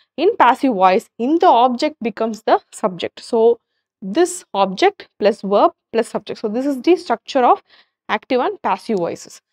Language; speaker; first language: English; non-native, local second language; Tamil